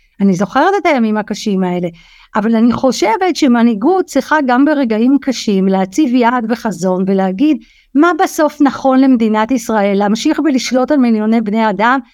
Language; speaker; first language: Hebrew; early bilingual, other home language; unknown